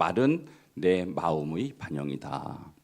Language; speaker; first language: Korean; native; Korean